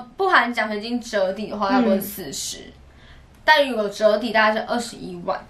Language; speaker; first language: Chinese; native; Chinese